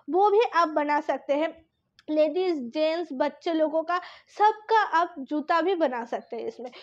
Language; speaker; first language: Hindi; non-native, local second language; Bangla